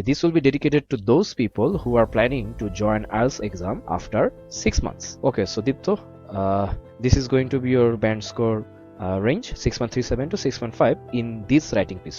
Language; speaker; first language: English; non-native, local second language; Bangla